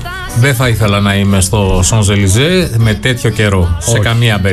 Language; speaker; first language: Greek; native; Greek